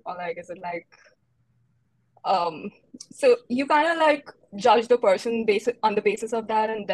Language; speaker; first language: English; non-native, local second language; Hindi